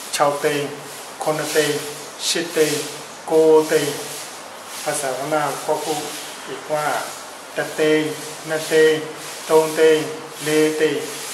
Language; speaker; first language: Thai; non-native, fluent; Burmese